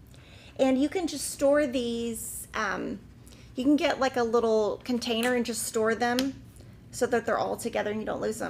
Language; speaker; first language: English; native; English